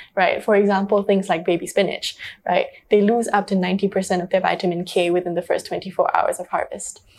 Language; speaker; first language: English; native; English